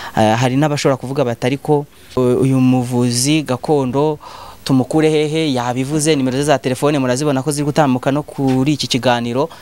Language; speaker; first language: Kinyarwanda; native; Kinyarwanda